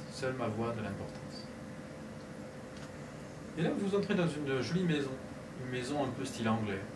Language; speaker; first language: French; native; French